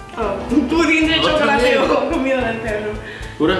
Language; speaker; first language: Spanish; non-native, learner; English